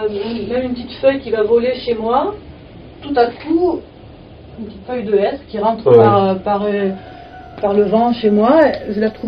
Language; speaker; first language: French; native; French